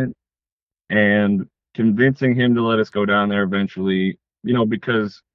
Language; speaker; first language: English; native; English